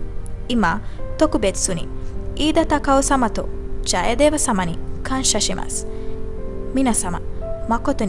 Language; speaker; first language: Japanese; non-native, learner; Sinhala